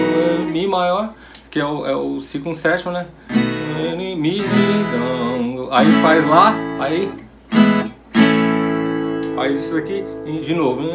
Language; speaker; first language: Portuguese; native; Portuguese